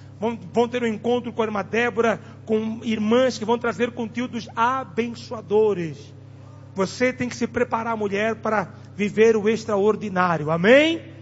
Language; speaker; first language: Portuguese; non-native, local second language; Tsonga